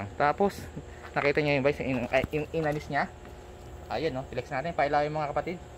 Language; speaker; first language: Filipino; native; Filipino